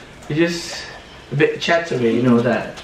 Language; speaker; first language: English; non-native, fluent; Indonesian